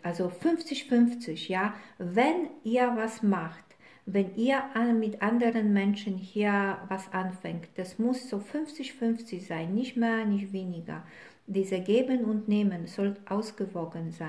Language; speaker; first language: German; non-native, fluent; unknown